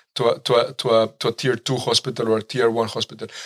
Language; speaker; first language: English; non-native, fluent; Spanish